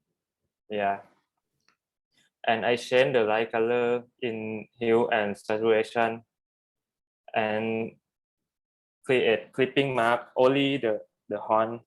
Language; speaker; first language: English; non-native, learner; Thai